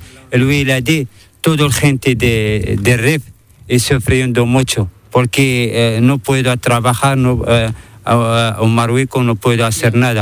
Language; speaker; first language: Spanish; non-native, learner; Arabic